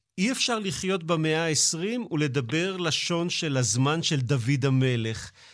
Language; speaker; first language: Hebrew; native; Hebrew